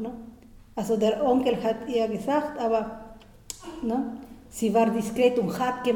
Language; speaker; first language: German; non-native, fluent; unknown